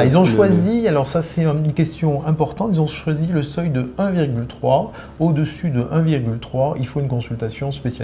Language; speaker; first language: French; native; French